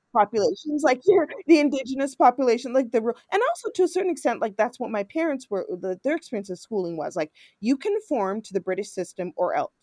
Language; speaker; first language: English; native; English